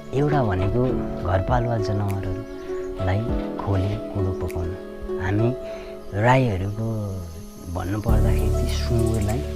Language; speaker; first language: Nepali; non-native, local second language; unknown